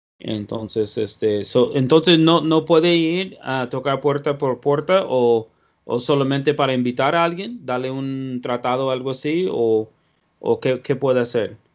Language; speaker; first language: Spanish; non-native, fluent; English